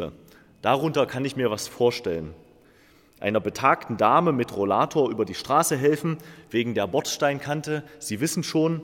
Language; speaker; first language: German; native; German